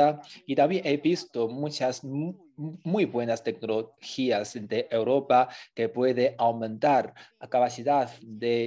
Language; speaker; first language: Spanish; non-native, fluent; Chinese